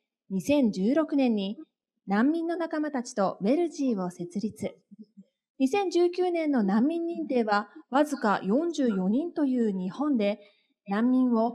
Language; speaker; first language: Japanese; native; Japanese